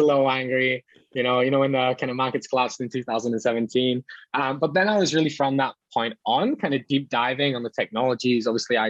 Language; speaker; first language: English; native; English